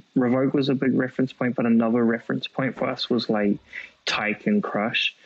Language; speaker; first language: English; native; English